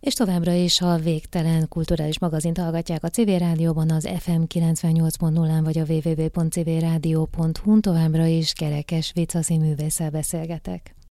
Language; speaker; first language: Hungarian; native; Hungarian